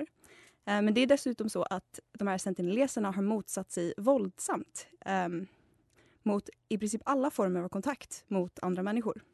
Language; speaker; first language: Swedish; native; Swedish